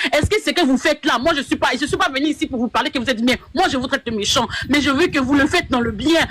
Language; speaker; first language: French; non-native, local second language; Lingala